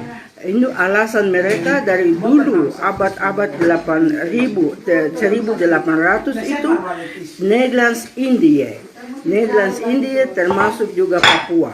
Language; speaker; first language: Indonesian; non-native, local second language; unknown